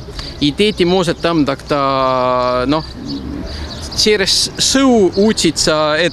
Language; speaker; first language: Russian; non-native, learner; Estonian